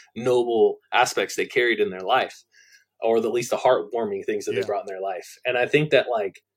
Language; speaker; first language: English; native; English